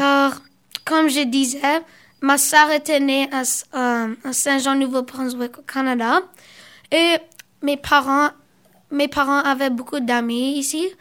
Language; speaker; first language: French; early bilingual, other home language; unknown